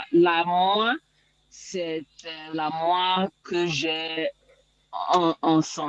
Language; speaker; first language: French; non-native, learner; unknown